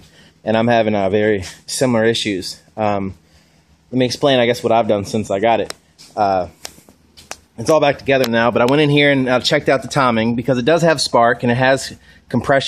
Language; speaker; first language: English; native; English